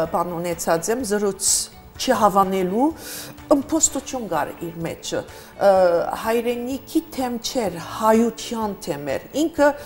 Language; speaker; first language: Armenian; early bilingual, heritage; Armenian